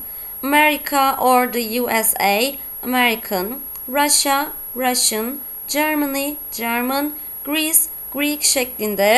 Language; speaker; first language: English; non-native, fluent; Turkish